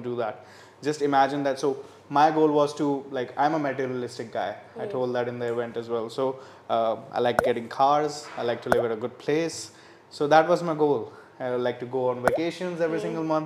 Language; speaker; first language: English; non-native, local second language; Hindi